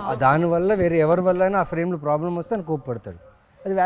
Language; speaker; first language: Telugu; native; Telugu